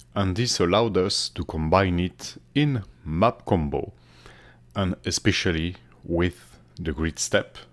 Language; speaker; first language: English; non-native, fluent; French